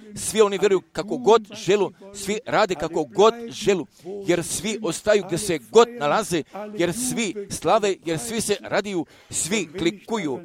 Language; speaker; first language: Croatian; early bilingual, heritage; Serbian